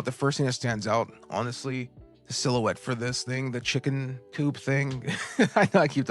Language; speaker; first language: English; native; English